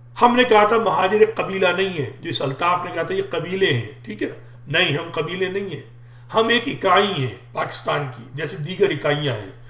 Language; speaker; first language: Urdu; native; Urdu